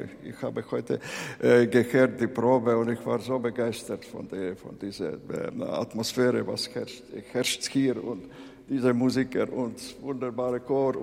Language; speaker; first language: German; non-native, fluent; Latvian